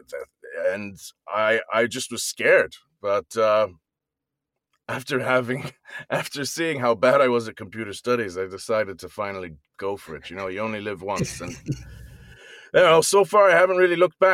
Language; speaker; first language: English; native; English